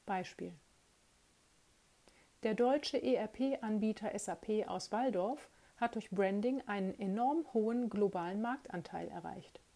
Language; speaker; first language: German; native; German